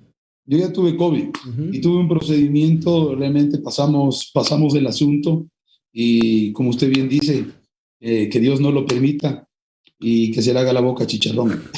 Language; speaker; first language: Spanish; native; Spanish